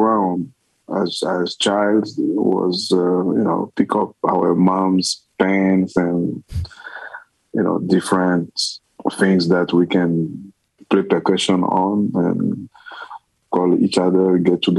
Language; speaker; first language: English; non-native, fluent; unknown